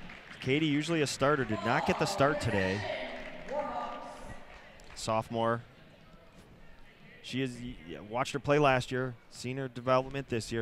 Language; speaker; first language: English; native; English